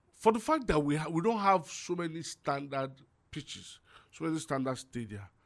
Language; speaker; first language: English; non-native, local second language; Yoruba